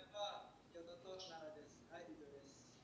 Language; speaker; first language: Japanese; non-native, learner; Indonesian